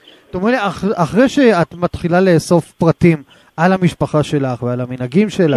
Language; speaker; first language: Hebrew; native; Hebrew